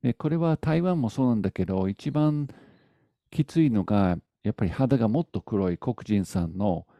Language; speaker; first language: Japanese; non-native, fluent; English